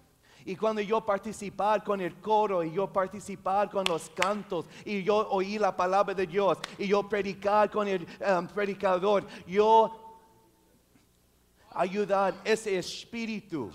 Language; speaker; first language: Spanish; non-native, local second language; English